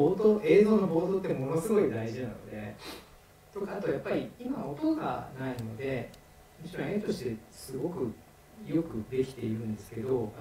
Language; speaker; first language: Japanese; native; Japanese